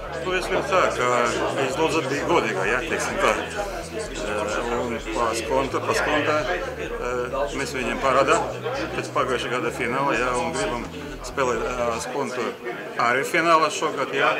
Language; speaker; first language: Latvian; non-native, learner; Russian